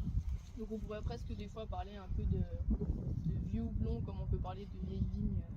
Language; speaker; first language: French; native; French